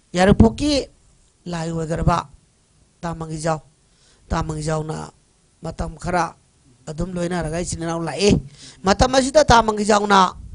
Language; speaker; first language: Manipuri; native; Manipuri